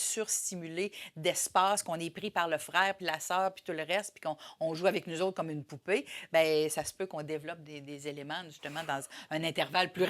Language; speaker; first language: French; native; French